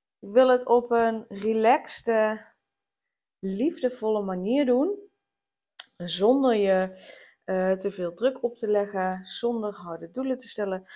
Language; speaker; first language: Dutch; native; Dutch